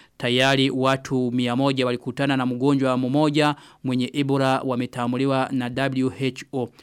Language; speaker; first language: Swahili; non-native, local second language; Rundi